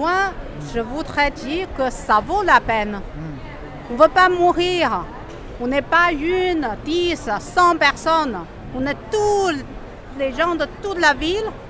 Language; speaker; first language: French; non-native, fluent; Chinese